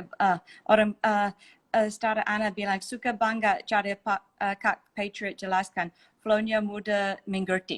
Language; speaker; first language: Indonesian; non-native, fluent; English